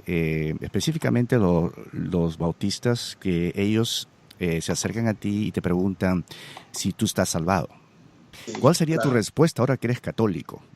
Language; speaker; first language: Spanish; native; Spanish